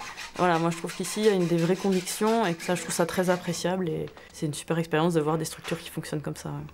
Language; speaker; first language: French; native; French